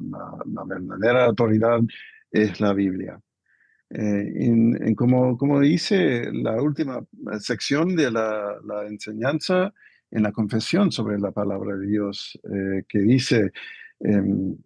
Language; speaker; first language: Spanish; non-native, fluent; English